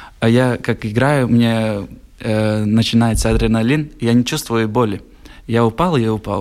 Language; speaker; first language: Russian; non-native, local second language; Latvian